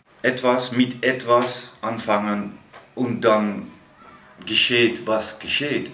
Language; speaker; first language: German; non-native, fluent; Dutch